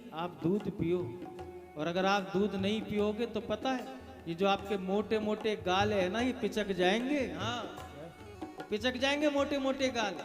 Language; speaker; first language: Hindi; native; Hindi